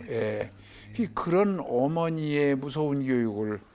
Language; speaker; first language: Korean; native; Korean